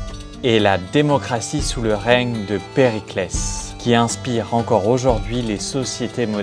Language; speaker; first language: French; native; French